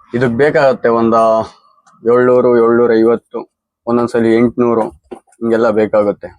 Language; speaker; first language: Kannada; native; Kannada